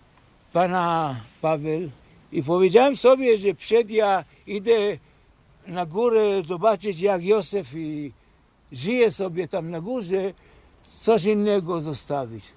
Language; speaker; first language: Polish; early bilingual, heritage; Polish